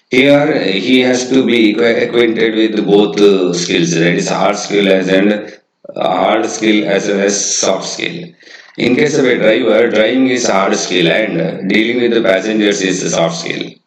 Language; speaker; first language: English; non-native, local second language; Kannada